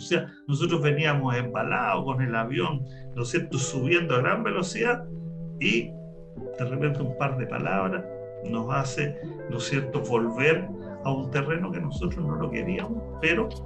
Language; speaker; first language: Spanish; native; Spanish